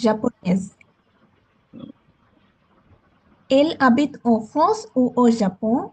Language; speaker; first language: French; non-native, learner; Bangla